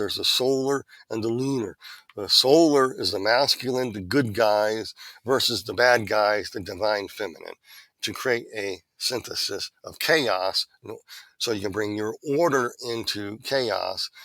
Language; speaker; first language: English; native; English